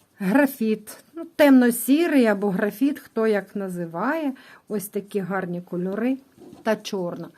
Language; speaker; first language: Ukrainian; native; Ukrainian